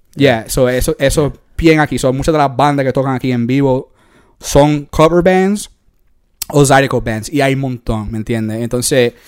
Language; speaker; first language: Spanish; early bilingual, heritage; Spanish